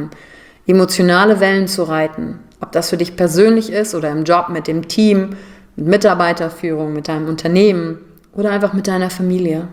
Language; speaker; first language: German; native; German